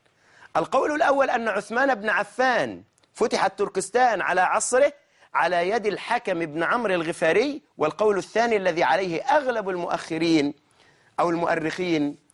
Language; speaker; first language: Arabic; native; Arabic